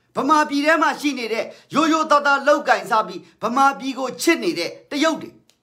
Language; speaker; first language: Burmese; native; Burmese